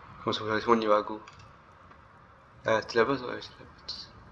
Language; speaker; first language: French; native; French